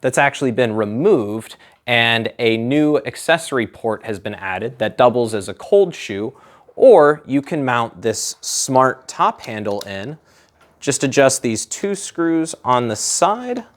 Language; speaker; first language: English; native; English